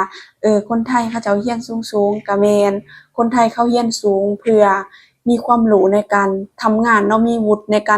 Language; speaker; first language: Thai; non-native, local second language; Lao